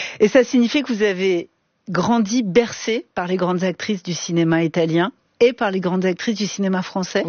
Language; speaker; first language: French; native; French